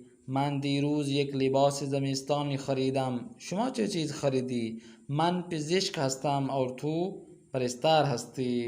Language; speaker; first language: Persian; non-native, fluent; Urdu